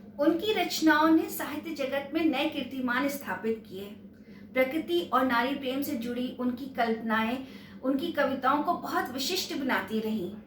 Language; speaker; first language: Hindi; native; Hindi